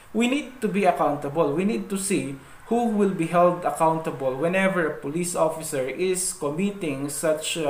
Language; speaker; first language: English; non-native, local second language; Filipino